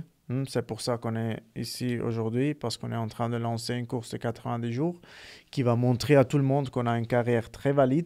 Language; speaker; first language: French; non-native, fluent; Italian